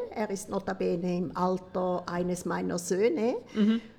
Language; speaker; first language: German; native; German